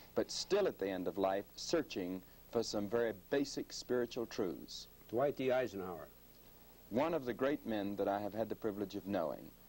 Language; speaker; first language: English; native; English